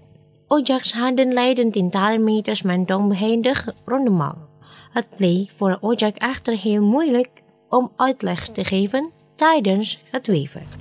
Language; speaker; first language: Dutch; non-native, fluent; Indonesian